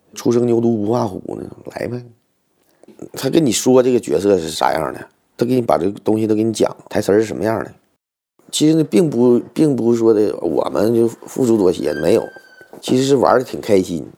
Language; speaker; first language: Chinese; native; Chinese